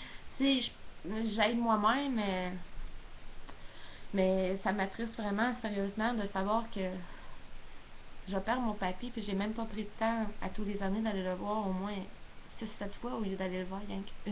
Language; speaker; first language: French; native; French